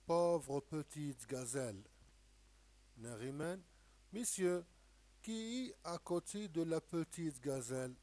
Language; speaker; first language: French; non-native, local second language; Arabic